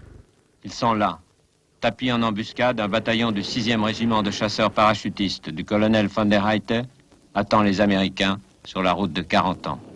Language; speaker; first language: French; native; French